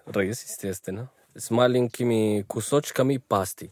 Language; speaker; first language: Russian; non-native, learner; Spanish